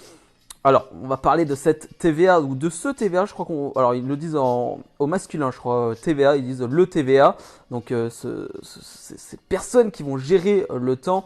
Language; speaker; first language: French; native; French